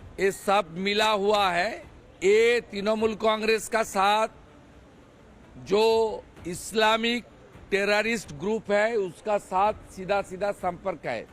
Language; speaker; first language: Hindi; non-native, local second language; Bangla